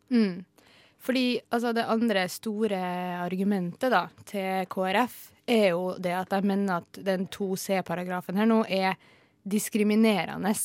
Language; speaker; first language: Norwegian; native; Norwegian